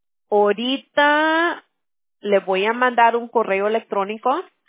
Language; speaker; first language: Spanish; early bilingual, heritage; Spanish